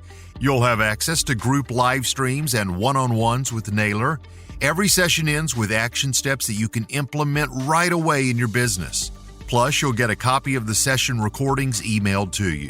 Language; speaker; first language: English; native; English